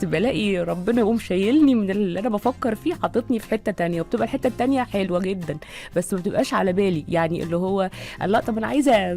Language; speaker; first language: Arabic; native; Arabic